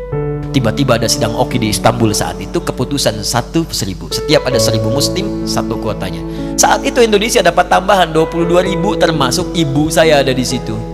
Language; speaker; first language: Indonesian; native; Indonesian